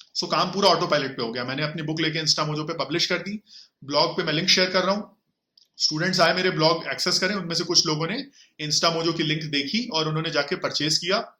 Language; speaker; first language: Hindi; native; Hindi